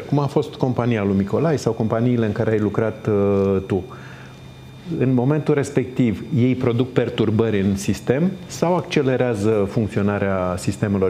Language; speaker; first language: Romanian; native; Romanian